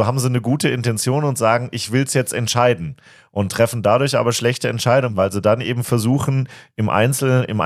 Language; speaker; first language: German; native; German